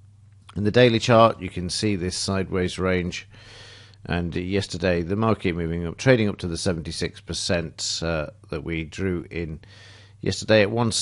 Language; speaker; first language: English; native; English